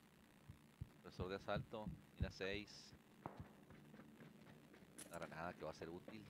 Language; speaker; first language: Spanish; native; Spanish